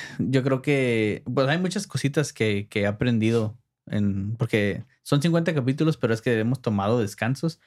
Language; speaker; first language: Spanish; early bilingual, heritage; Spanish